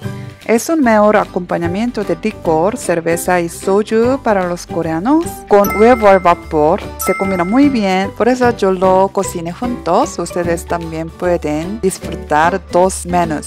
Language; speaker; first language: Spanish; non-native, learner; Korean